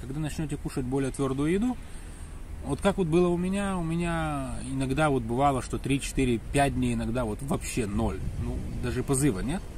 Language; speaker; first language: Russian; native; Russian